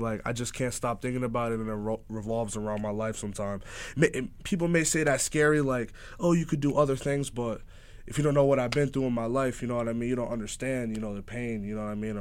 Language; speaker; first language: English; native; English